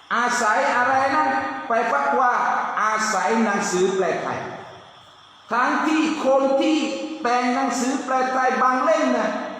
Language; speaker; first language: Thai; non-native, local second language; Pattani Malay